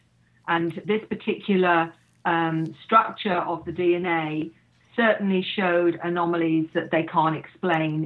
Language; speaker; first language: English; native; English